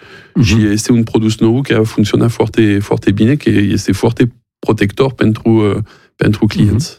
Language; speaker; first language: Romanian; non-native, learner; French